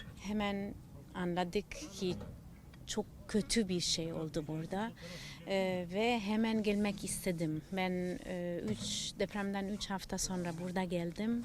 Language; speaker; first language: Turkish; non-native, learner; Italian